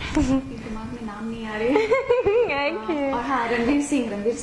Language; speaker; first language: Hindi; non-native, local second language; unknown